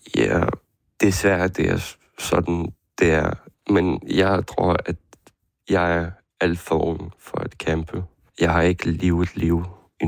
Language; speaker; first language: Danish; non-native, learner; Ukrainian